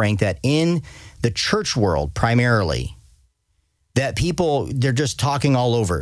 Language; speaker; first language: English; native; English